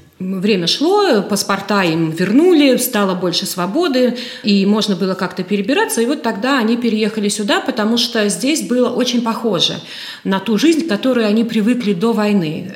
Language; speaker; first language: Russian; native; Russian